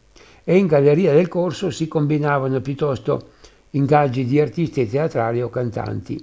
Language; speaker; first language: Italian; native; Italian